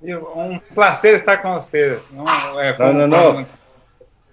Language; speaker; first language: Spanish; non-native, learner; Portuguese